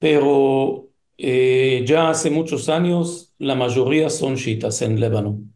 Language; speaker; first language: Spanish; non-native, fluent; Hebrew